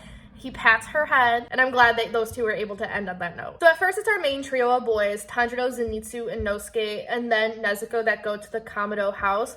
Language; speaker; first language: English; native; English